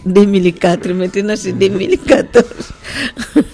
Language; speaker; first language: French; non-native, learner; Portuguese